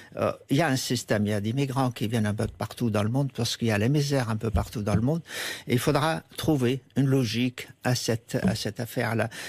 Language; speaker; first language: French; non-native, fluent; Arabic